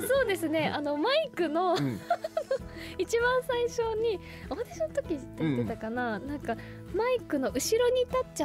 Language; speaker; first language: Japanese; native; Japanese